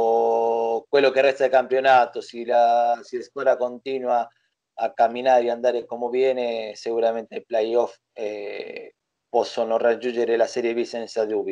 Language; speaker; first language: Italian; non-native, fluent; Spanish